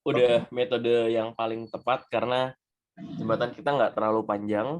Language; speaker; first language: Indonesian; native; Indonesian